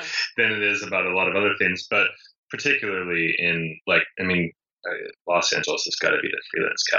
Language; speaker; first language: English; native; English